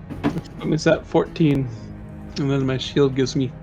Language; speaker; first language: English; native; English